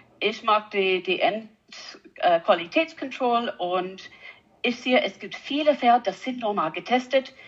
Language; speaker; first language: German; non-native, learner; English